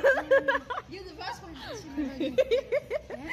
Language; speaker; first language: English; non-native, learner; Vietnamese